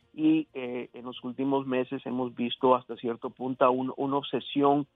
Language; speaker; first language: Spanish; early bilingual, heritage; Spanish